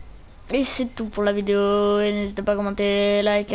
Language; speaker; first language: French; native; French